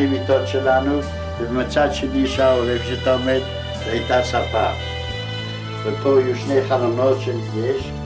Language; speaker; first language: Hebrew; non-native, fluent; Yiddish